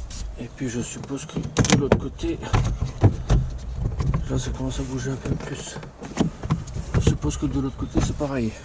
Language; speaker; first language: French; native; French